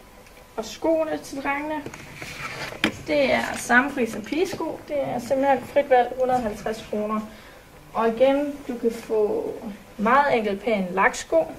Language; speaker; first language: Danish; native; Danish